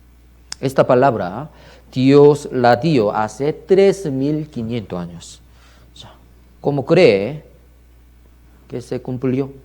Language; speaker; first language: Spanish; non-native, learner; Korean